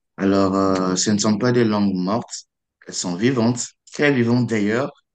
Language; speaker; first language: French; non-native, local second language; Lingala